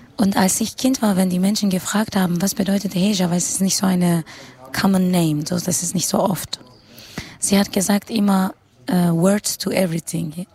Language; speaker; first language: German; non-native, fluent; Kurdish